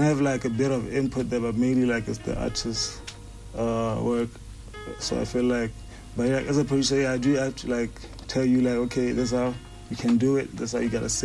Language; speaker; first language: English; non-native, local second language; Tswana